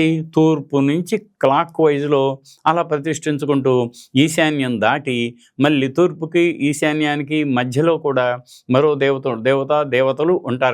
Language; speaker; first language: Telugu; native; Telugu